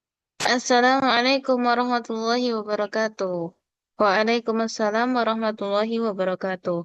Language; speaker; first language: Arabic; non-native, fluent; Indonesian